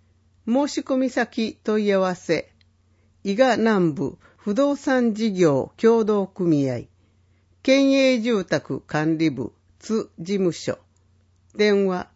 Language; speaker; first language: Japanese; native; Japanese